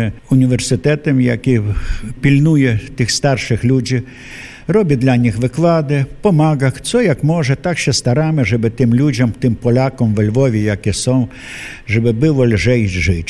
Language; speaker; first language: Polish; early bilingual, heritage; Polish